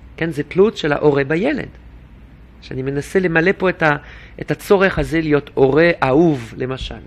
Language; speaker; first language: Hebrew; non-native, fluent; French